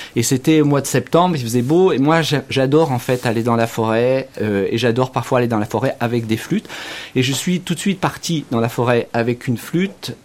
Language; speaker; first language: French; native; French